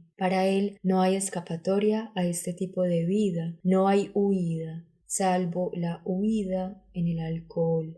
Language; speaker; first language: Spanish; native; Spanish